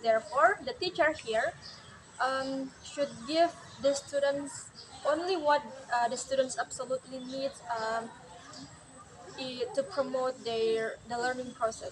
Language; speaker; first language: English; non-native, learner; Indonesian